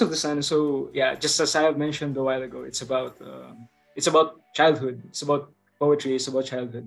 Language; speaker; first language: English; non-native, local second language; Bikol